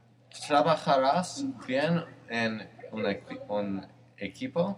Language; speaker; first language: Spanish; non-native, learner; English